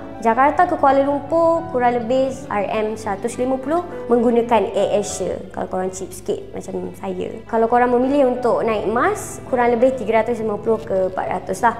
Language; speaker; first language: Malay; native; Malay